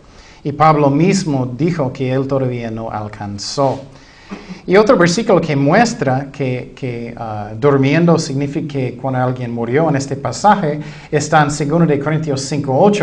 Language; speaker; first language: Spanish; non-native, fluent; English